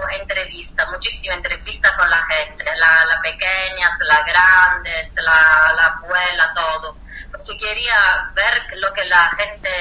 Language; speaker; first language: Spanish; non-native, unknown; Italian